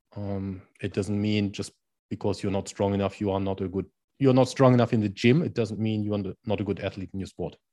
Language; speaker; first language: English; non-native, fluent; German